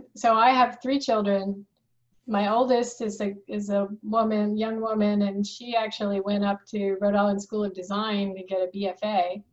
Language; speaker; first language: English; native; English